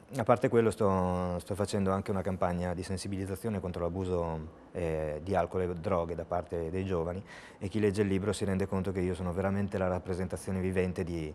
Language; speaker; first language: Italian; native; Italian